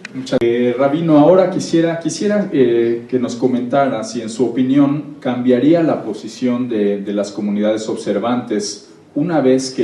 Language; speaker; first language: Spanish; native; Spanish